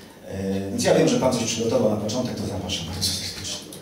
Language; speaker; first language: Polish; native; Polish